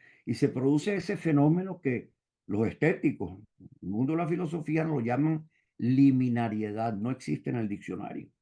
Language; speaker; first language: Spanish; native; Spanish